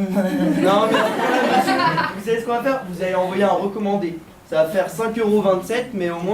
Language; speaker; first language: French; native; French